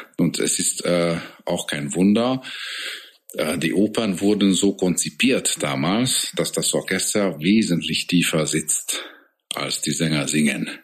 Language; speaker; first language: German; non-native, fluent; Hungarian